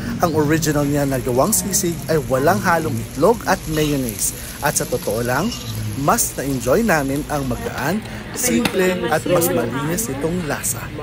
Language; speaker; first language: Filipino; native; Filipino